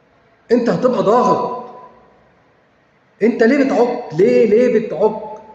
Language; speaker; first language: Arabic; native; Arabic